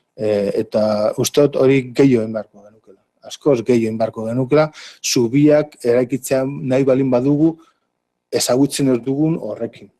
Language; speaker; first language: Basque; native; Basque